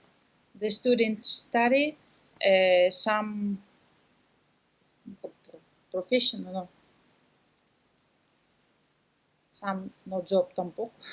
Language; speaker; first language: English; non-native, learner; Spanish